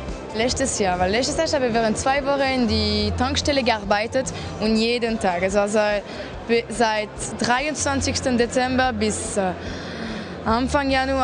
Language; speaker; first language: German; non-native, local second language; French